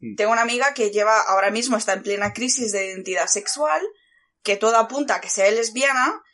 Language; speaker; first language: Spanish; early bilingual, other home language; Bulgarian